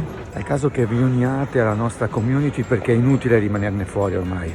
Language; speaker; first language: Italian; native; Italian